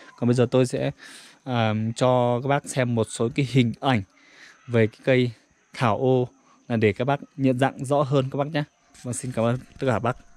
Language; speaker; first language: Vietnamese; non-native, local second language; Iu Mien